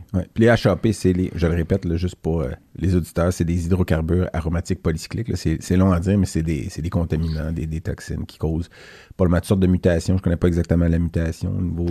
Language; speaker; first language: French; native; French